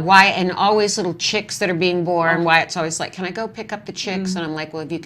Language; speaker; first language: English; native; English